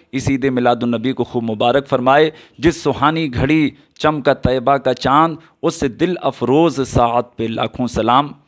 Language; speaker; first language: Hindi; native; Hindi